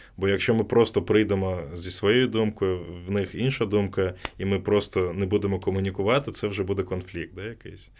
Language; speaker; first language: Ukrainian; non-native, local second language; Crimean Tatar